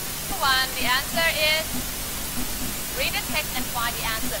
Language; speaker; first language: English; non-native, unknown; Thai